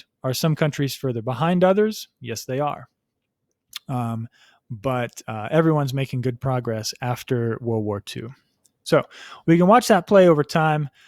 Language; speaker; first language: English; native; English